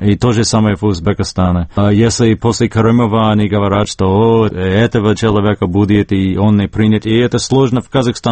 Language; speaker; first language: Russian; non-native, fluent; English